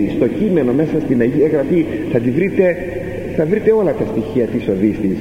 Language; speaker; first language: Greek; native; Greek